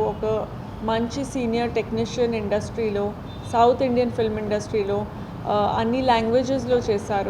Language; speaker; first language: Telugu; non-native, fluent; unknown